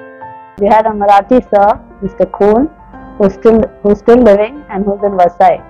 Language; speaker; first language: English; native; English